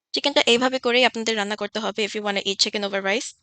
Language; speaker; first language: Bangla; early bilingual, heritage; Bangla